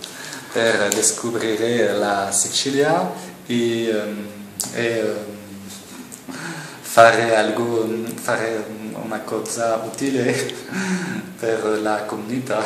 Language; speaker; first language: Italian; non-native, learner; French